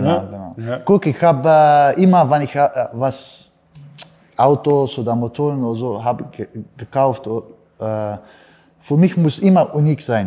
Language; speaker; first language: German; non-native, learner; Bosnian